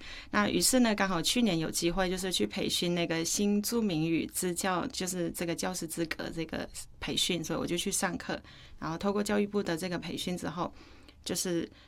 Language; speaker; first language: Chinese; non-native, fluent; Thai